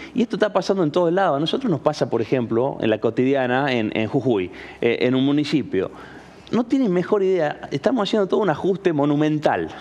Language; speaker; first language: Spanish; native; Spanish